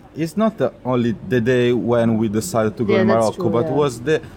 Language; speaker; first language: English; non-native, learner; Italian